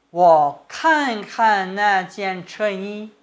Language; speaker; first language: Chinese; non-native, fluent; Thai